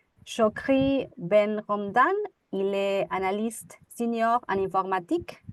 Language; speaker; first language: French; non-native, fluent; Spanish